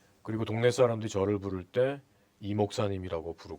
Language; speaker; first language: Korean; native; Korean